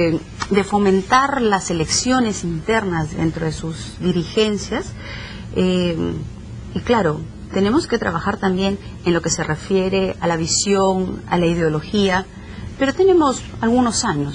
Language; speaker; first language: Spanish; native; Spanish